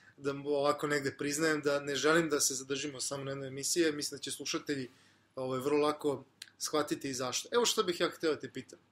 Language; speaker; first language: Serbian; native; Serbian